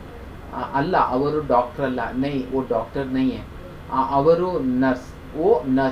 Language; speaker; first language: Kannada; non-native, fluent; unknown